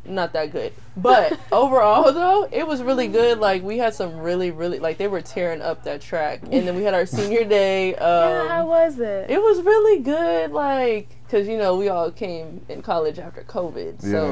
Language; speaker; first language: English; native; English